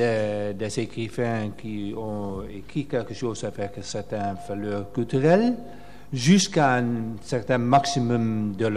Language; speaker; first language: French; non-native, fluent; Dutch